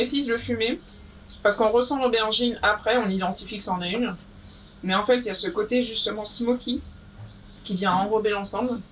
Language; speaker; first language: French; native; French